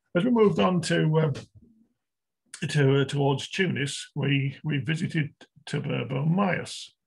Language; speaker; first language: English; native; English